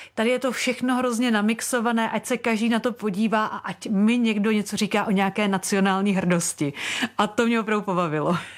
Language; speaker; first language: Czech; native; Czech